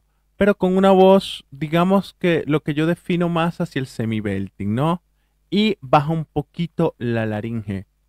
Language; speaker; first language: Spanish; native; Spanish